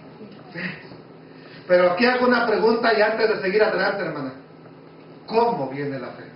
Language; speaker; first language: Spanish; native; Spanish